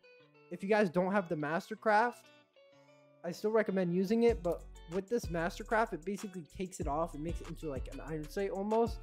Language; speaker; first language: English; native; English